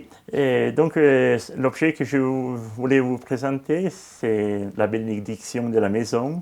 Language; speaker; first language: French; non-native, local second language; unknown